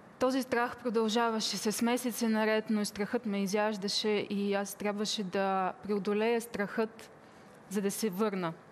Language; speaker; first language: Bulgarian; early bilingual, heritage; Bulgarian